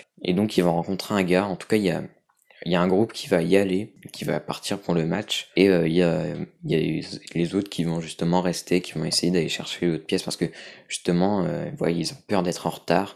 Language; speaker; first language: French; native; French